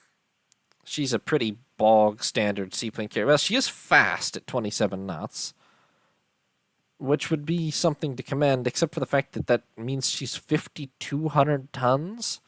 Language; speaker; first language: English; native; English